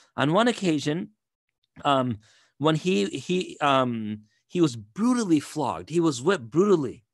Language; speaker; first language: English; native; English